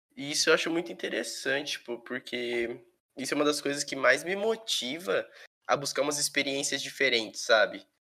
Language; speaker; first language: Portuguese; native; Portuguese